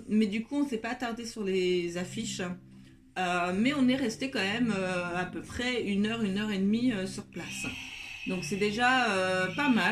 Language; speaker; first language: French; native; French